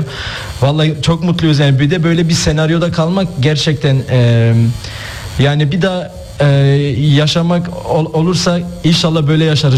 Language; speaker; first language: Turkish; early bilingual, heritage; Turkish